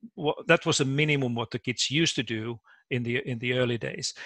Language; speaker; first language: English; non-native, fluent; Finnish